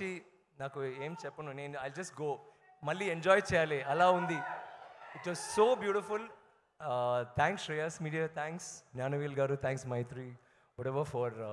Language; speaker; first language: Telugu; non-native, learner; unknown